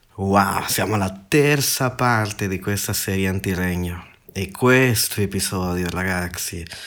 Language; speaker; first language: Italian; non-native, fluent; Spanish